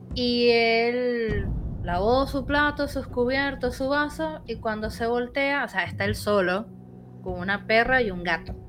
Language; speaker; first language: Spanish; native; Spanish